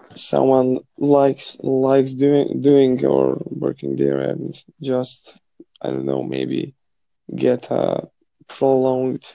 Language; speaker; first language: English; non-native, fluent; Croatian